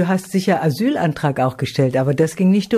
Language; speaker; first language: German; native; German